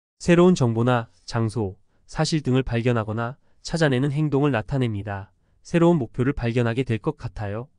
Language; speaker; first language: Korean; native; Korean